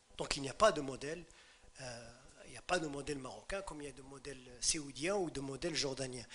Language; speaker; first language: French; non-native, local second language; Arabic